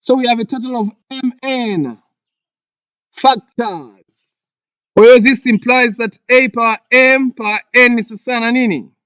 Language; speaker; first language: English; non-native, local second language; Swahili